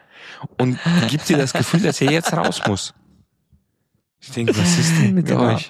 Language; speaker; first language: German; non-native, fluent; Romanian